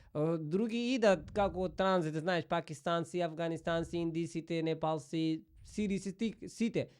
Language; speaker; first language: Macedonian; non-native, fluent; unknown